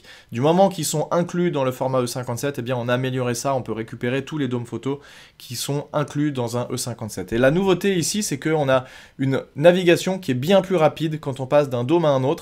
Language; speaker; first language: French; native; French